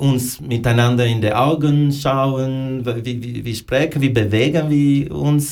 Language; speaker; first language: German; non-native, fluent; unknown